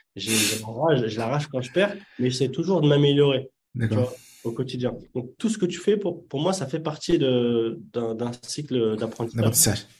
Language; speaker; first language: French; early bilingual, other home language; Arabic